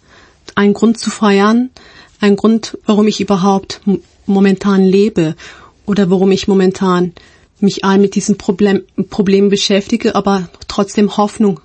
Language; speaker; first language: German; non-native, fluent; Turkish